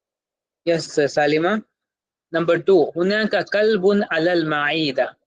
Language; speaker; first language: Arabic; non-native, fluent; Urdu